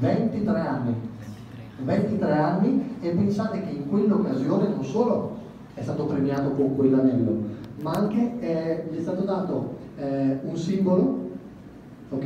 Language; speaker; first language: Italian; non-native, fluent; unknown